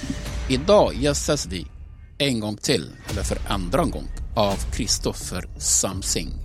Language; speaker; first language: Swedish; non-native, fluent; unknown